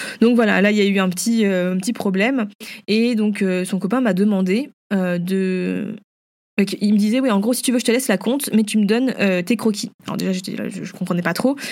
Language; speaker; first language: French; early bilingual, other home language; Vietnamese